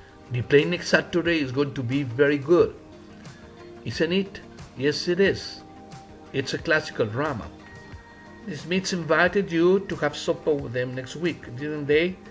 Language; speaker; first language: English; non-native, fluent; Spanish